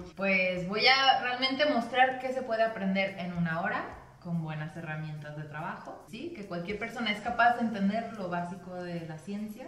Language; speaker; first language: Spanish; early bilingual, other home language; English